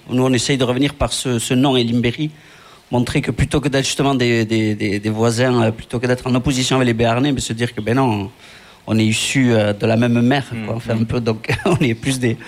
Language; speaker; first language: French; non-native, local second language; Basque